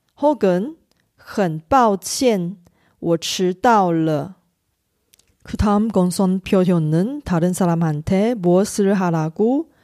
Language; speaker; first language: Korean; non-native, fluent; Chinese